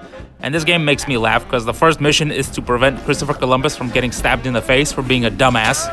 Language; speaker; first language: English; native; English